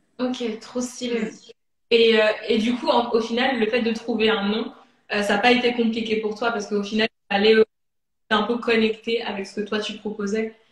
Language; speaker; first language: French; native; French